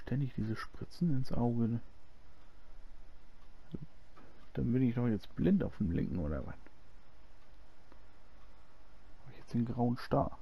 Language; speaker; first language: German; native; German